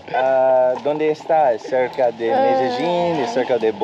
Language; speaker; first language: Spanish; non-native, learner; English